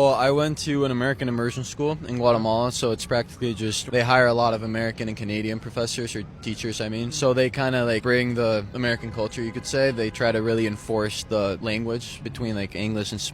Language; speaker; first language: English; early bilingual, other home language; Spanish